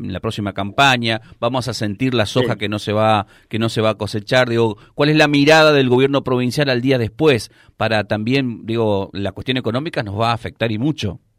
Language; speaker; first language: Spanish; native; Spanish